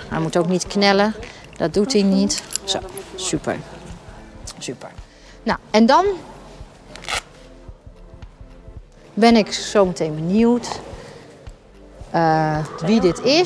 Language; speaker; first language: Dutch; native; Dutch